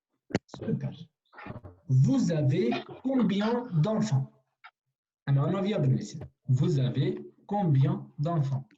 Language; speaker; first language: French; non-native, fluent; Kurdish